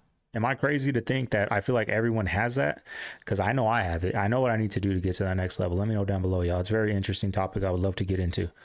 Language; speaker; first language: English; native; English